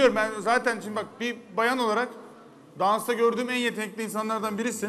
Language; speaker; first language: Turkish; native; Turkish